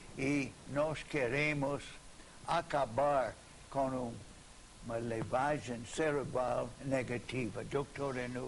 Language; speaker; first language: Portuguese; non-native, fluent; English